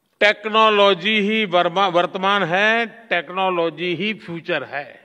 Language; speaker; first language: Hindi; non-native, local second language; Gujarati